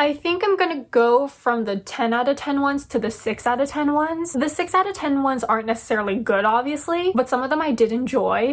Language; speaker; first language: English; native; English